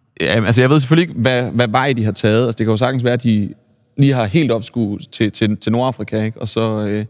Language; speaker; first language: Danish; native; Danish